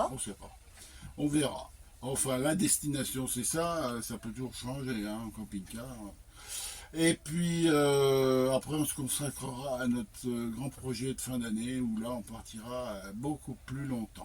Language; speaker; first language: French; native; French